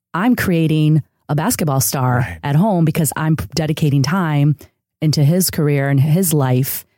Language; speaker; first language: English; early bilingual, other home language; Spanish